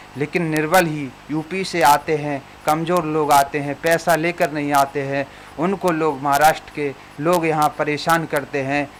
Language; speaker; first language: Hindi; native; Hindi